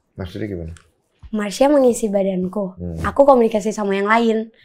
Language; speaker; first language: Indonesian; native; Indonesian